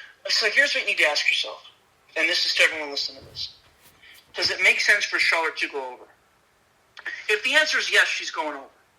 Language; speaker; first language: English; native; English